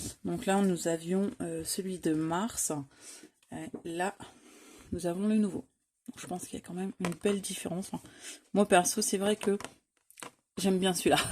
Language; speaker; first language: French; native; French